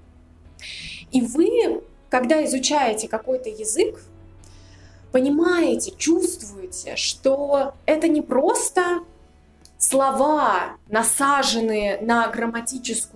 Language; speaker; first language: Russian; native; Russian